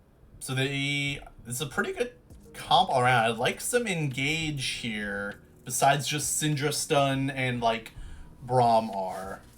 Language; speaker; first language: English; native; English